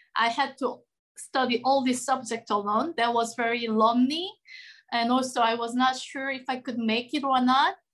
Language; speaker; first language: English; non-native, fluent; Korean